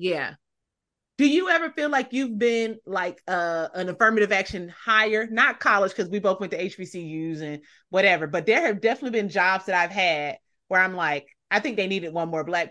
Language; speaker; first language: English; native; English